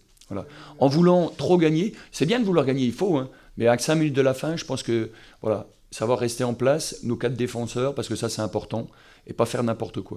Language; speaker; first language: French; native; French